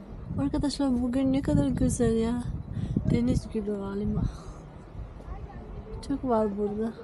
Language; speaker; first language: Turkish; non-native, learner; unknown